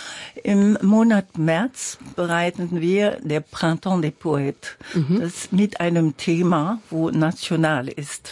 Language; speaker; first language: German; non-native, local second language; French